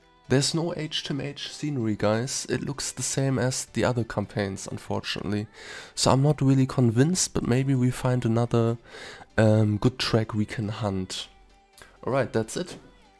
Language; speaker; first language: English; non-native, fluent; German